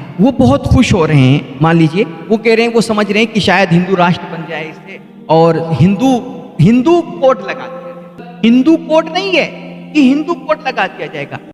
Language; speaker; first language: Urdu; native; Urdu